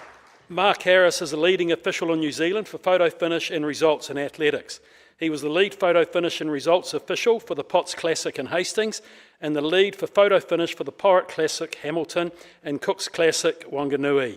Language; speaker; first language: English; native; English